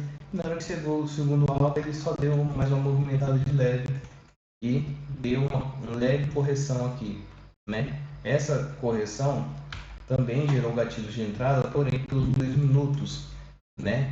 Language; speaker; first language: Portuguese; native; Portuguese